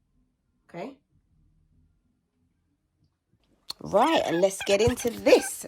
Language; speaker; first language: English; native; English